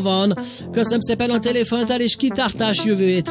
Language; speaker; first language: Hungarian; native; Hungarian